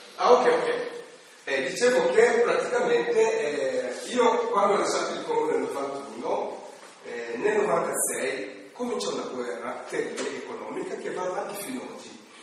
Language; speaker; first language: Italian; non-native, fluent; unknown